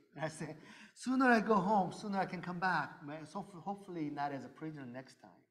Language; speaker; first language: English; early bilingual, other home language; Korean